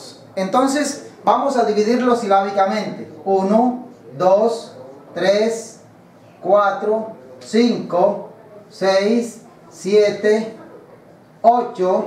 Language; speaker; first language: Spanish; native; Spanish